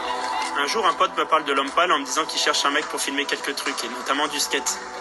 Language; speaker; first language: French; native; French